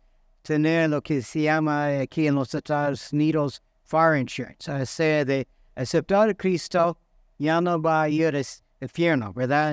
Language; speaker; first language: Spanish; non-native, fluent; English